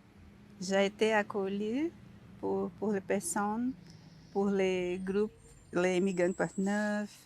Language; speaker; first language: French; non-native, learner; Portuguese